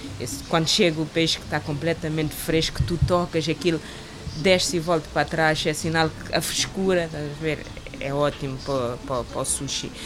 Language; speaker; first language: Portuguese; non-native, local second language; Kabuverdianu